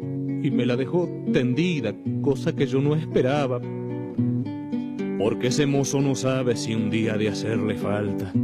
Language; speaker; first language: Spanish; native; Spanish